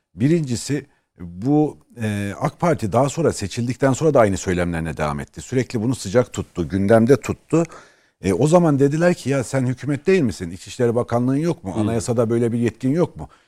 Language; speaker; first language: Turkish; native; Turkish